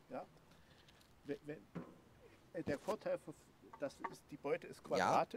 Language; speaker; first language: German; native; German